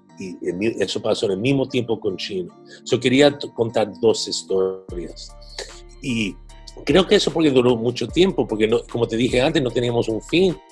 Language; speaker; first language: Spanish; early bilingual, heritage; Spanish